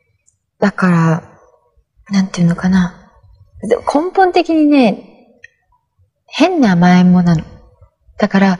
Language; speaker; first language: Japanese; native; Japanese